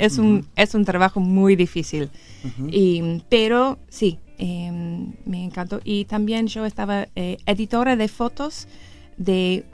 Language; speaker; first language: Spanish; non-native, learner; English